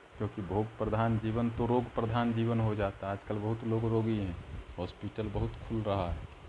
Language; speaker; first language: Hindi; native; Hindi